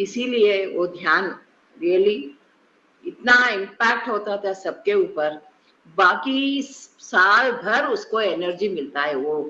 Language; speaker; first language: Hindi; non-native, local second language; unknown